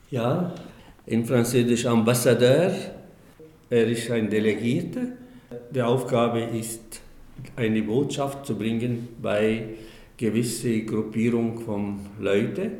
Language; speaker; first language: German; non-native, fluent; Arabic